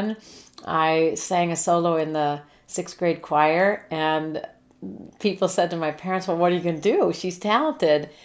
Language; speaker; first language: English; native; English